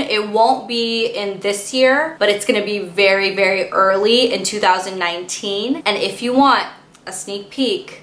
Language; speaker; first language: English; native; English